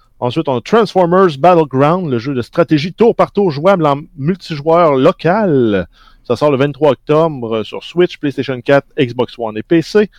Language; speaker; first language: French; native; French